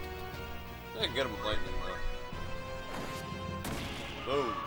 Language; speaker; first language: English; native; English